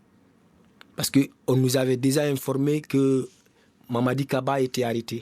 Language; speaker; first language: French; non-native, local second language; Mandingo